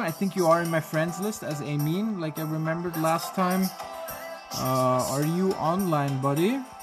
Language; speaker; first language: English; non-native, fluent; German